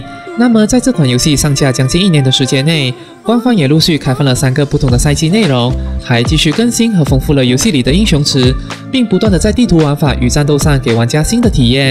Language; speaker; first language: Chinese; native; Chinese